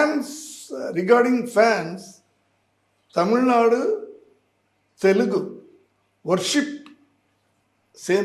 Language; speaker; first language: Telugu; non-native, learner; Tamil